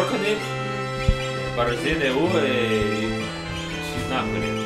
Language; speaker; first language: Persian; non-native, learner; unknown